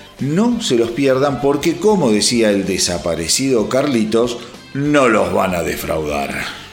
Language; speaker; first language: Spanish; native; Spanish